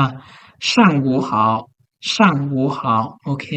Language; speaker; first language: Chinese; non-native, fluent; Lao